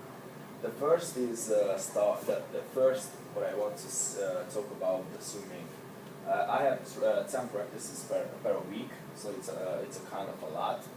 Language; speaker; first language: English; non-native, learner; Hungarian